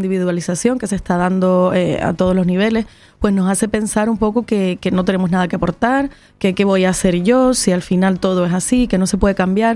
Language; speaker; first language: Spanish; native; Spanish